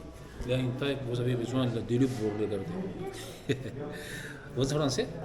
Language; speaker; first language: French; non-native, fluent; Arabic